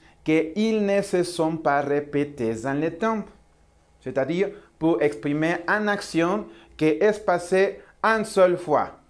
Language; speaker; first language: French; non-native, learner; Spanish